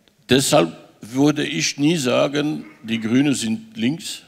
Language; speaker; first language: German; non-native, fluent; French